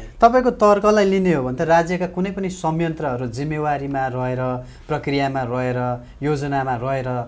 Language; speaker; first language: Nepali; native; Nepali